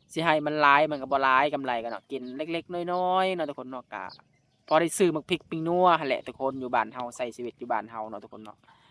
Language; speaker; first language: Lao; native; Lao